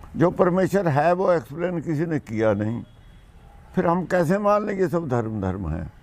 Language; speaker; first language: Hindi; non-native, local second language; Punjabi